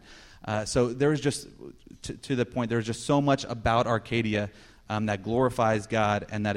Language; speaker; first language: English; native; English